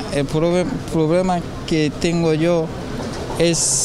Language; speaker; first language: Spanish; non-native, learner; Haitian Creole